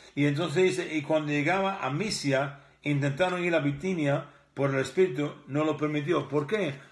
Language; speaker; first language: Spanish; early bilingual, heritage; Spanish